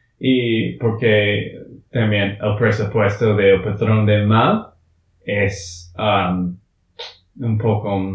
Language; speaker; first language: Spanish; non-native, learner; English